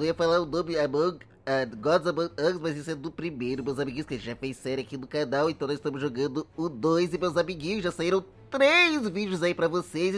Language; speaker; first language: Portuguese; native; Portuguese